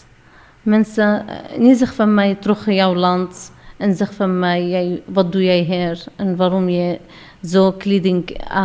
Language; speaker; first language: Dutch; non-native, learner; Arabic